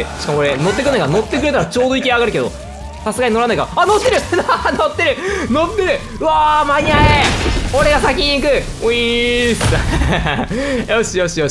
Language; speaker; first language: Japanese; native; Japanese